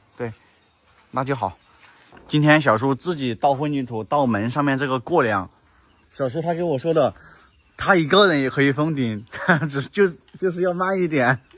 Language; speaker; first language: Chinese; native; Chinese